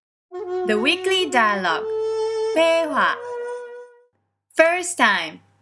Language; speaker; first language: English; non-native, fluent; Korean